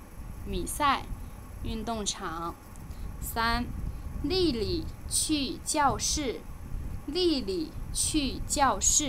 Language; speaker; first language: Chinese; non-native, fluent; Lao